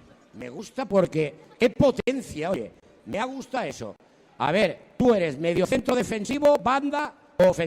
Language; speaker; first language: Spanish; native; Spanish